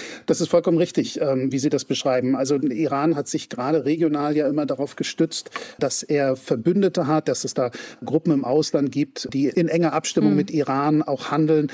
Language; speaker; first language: German; native; German